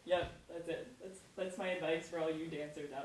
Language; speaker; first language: English; native; English